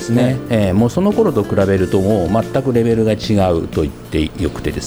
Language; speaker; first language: Japanese; native; Japanese